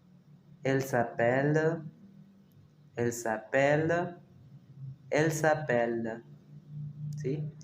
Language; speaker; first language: French; non-native, fluent; Spanish